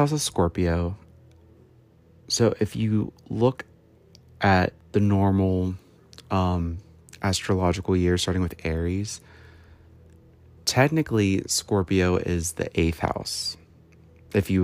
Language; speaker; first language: English; native; English